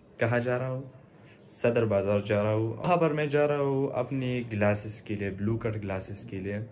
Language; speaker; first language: Urdu; non-native, local second language; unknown